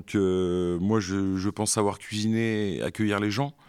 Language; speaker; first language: French; native; French